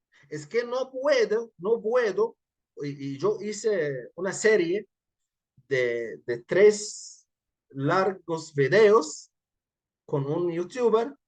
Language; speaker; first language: Spanish; non-native, fluent; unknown